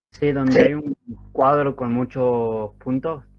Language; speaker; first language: Spanish; native; Spanish